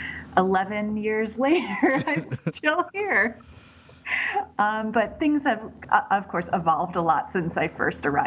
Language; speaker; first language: English; native; English